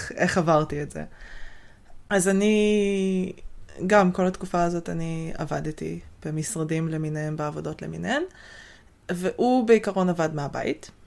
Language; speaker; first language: Hebrew; native; Hebrew